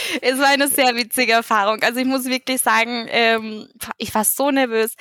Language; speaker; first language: German; early bilingual, heritage; German